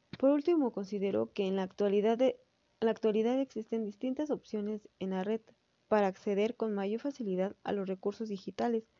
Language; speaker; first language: Spanish; native; Spanish